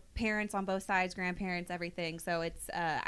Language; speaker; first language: English; native; English